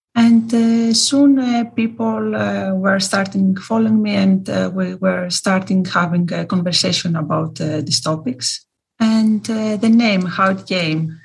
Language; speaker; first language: English; non-native, fluent; Greek